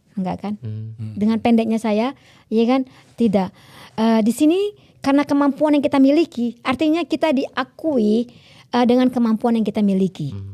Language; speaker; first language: Indonesian; native; Indonesian